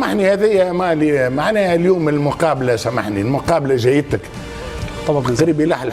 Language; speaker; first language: Arabic; native; Arabic